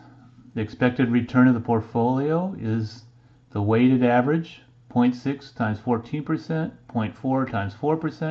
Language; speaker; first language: English; native; English